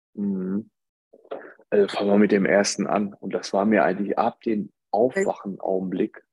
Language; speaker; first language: German; early bilingual, other home language; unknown